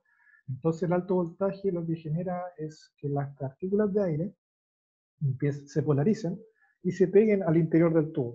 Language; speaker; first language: Spanish; native; Spanish